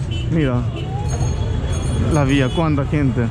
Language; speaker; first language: Spanish; non-native, learner; Hindi